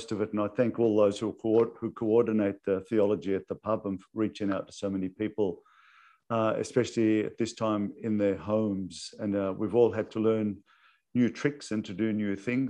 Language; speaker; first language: English; native; English